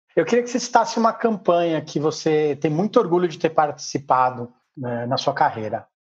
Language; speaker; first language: Portuguese; native; Portuguese